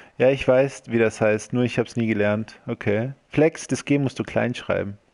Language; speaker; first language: German; early bilingual, other home language; Croatian